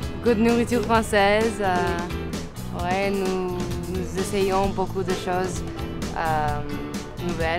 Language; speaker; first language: French; non-native, learner; English